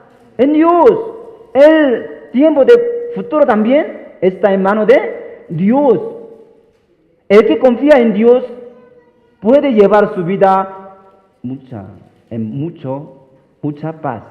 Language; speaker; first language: Spanish; non-native, fluent; Korean